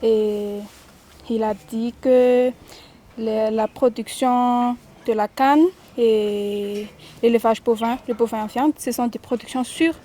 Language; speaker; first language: French; non-native, local second language; Malagasy